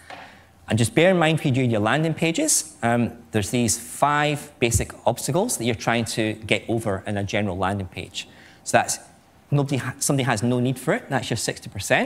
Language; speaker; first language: English; native; English